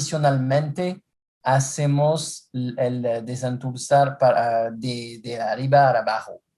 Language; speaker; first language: Spanish; non-native, fluent; French